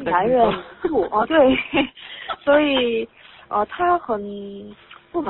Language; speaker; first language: Chinese; non-native, learner; Korean